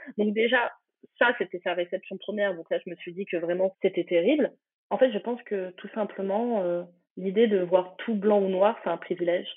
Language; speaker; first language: French; early bilingual, other home language; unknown